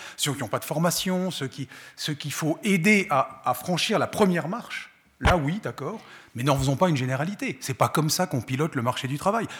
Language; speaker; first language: French; native; French